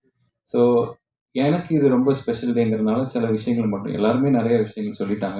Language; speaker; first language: Tamil; native; Tamil